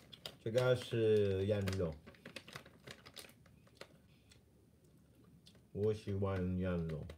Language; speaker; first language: Chinese; non-native, learner; Filipino